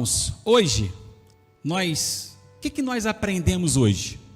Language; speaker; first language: Portuguese; native; Portuguese